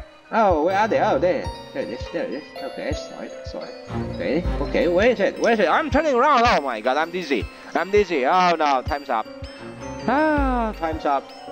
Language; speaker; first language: English; non-native, fluent; Indonesian